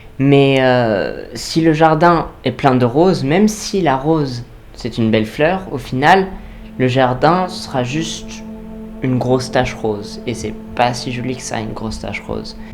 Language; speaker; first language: French; native; French